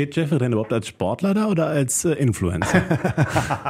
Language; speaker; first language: German; native; German